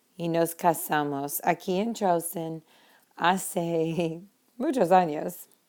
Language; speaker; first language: Spanish; non-native, fluent; English